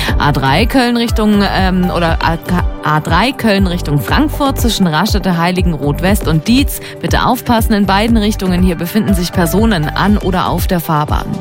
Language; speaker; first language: German; native; German